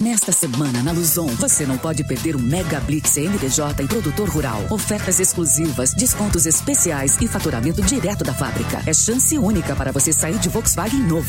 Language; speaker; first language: Portuguese; native; Portuguese